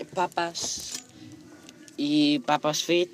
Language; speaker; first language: Spanish; non-native, learner; English